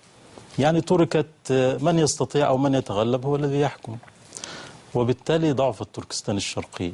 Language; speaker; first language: Arabic; native; Arabic